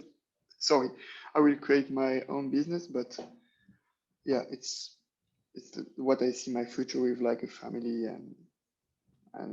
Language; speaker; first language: English; non-native, learner; French